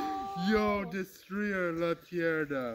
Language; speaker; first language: Spanish; non-native, learner; English